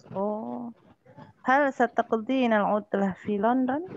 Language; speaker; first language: Arabic; non-native, learner; Indonesian